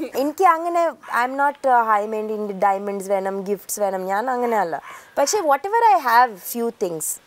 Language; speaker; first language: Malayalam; early bilingual, heritage; Malayalam